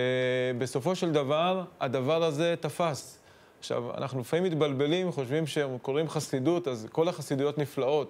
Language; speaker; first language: Hebrew; native; Hebrew